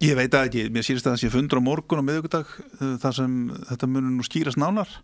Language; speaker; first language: Icelandic; native; Icelandic